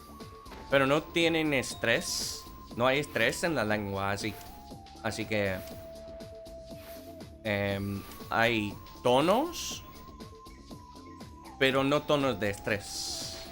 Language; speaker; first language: Spanish; non-native, fluent; English